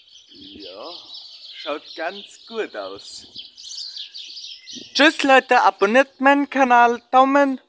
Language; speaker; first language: German; non-native, learner; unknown